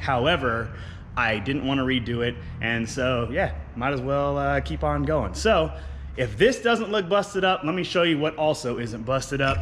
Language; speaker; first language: English; native; English